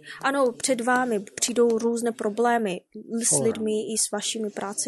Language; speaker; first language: Czech; non-native, fluent; Korean